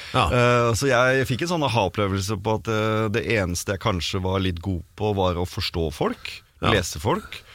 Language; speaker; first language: Norwegian; native; Norwegian